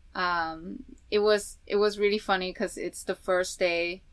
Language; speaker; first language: English; non-native, fluent; Chinese